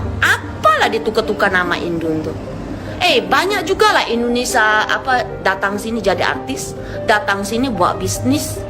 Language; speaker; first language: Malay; non-native, fluent; Indonesian